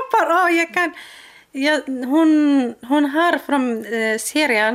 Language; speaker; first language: Swedish; non-native, learner; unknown